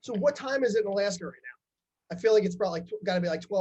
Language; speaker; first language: English; native; English